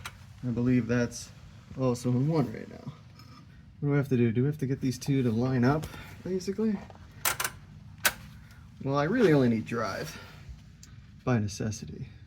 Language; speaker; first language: English; native; English